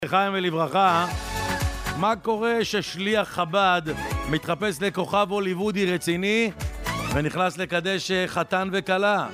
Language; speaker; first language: Hebrew; native; Hebrew